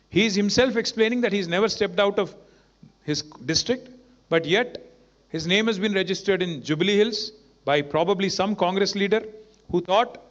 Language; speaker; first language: English; non-native, local second language; Telugu